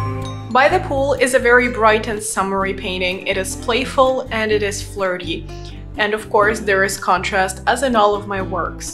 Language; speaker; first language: English; non-native, fluent; Russian